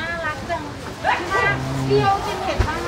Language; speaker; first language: Thai; native; Thai